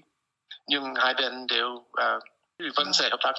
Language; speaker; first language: Vietnamese; non-native, fluent; English